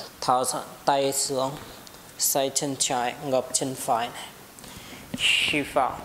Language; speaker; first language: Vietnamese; non-native, learner; Hindi